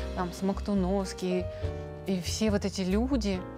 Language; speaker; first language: Russian; native; Russian